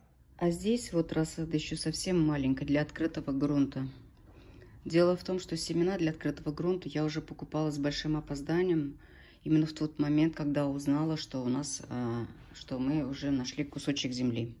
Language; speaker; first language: Russian; native; Russian